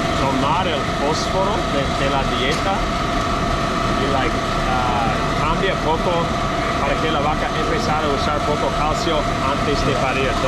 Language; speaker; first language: Spanish; non-native, learner; English